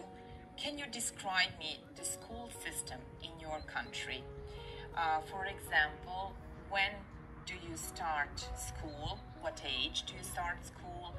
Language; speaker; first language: English; non-native, fluent; Serbian